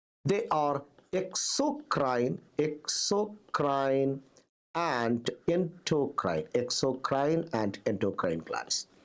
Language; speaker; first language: English; non-native, local second language; Malayalam